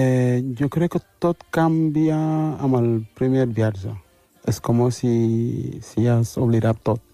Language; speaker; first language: Catalan; non-native, local second language; Wolof